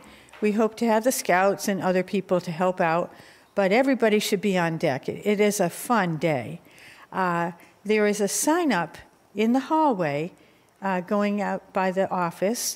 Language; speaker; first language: English; native; English